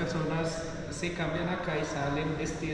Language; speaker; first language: Spanish; native; Spanish